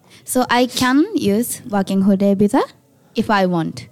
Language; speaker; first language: English; non-native, learner; Japanese